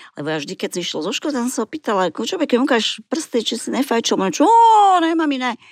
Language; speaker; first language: Slovak; native; Slovak